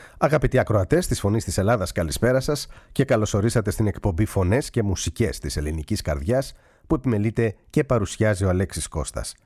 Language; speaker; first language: Greek; early bilingual, heritage; Greek